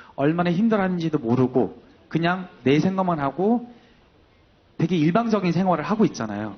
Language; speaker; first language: Korean; early bilingual, heritage; Korean